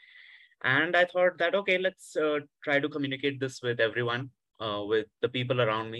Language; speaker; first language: English; non-native, local second language; Hindi